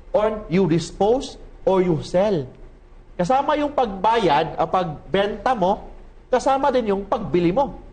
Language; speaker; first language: Filipino; non-native, local second language; Cebuano